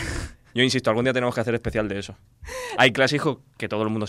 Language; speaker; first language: Spanish; native; Spanish